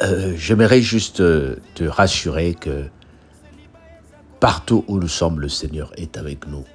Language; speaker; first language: French; non-native, local second language; Lingala